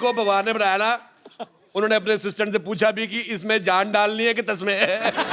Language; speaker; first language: Hindi; native; Hindi